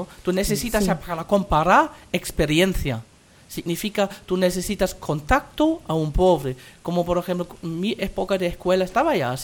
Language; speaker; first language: Spanish; non-native, fluent; German